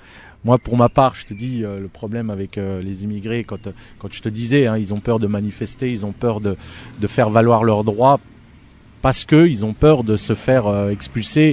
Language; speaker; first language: French; early bilingual, other home language; Arabic